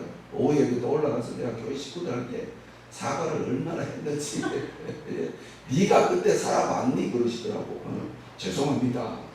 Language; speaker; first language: Korean; native; Korean